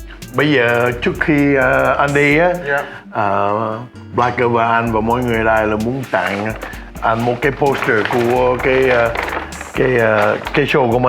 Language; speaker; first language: Vietnamese; early bilingual, heritage; English